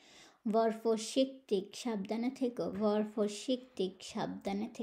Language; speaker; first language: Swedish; non-native, fluent; Bangla